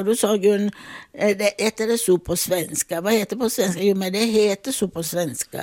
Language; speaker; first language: Swedish; non-native, fluent; Italian